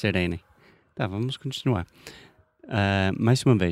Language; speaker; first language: Portuguese; non-native, fluent; English